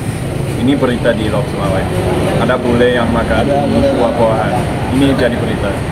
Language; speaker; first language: Indonesian; non-native, learner; French